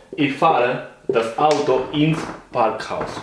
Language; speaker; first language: German; non-native, fluent; Spanish